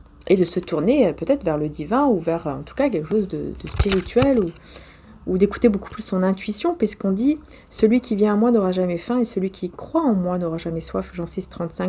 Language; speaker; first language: French; native; French